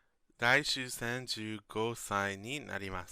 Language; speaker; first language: Japanese; non-native, learner; English